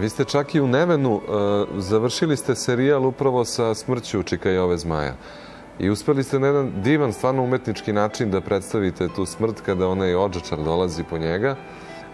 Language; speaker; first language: Croatian; native; Croatian